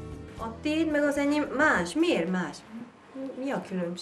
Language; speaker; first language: Hungarian; non-native, fluent; Korean